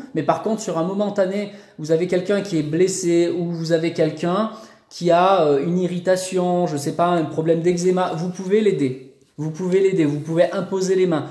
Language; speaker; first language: French; native; French